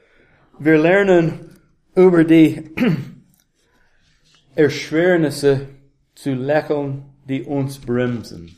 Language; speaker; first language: German; non-native, learner; English